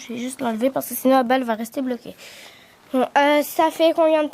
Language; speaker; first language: French; native; French